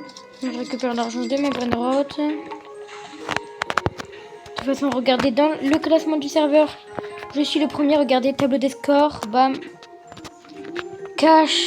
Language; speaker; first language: French; native; French